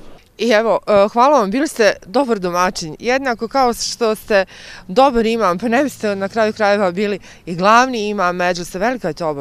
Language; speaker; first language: Croatian; native; Croatian